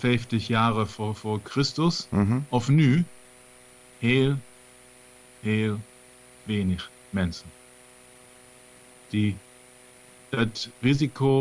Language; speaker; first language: Dutch; non-native, learner; German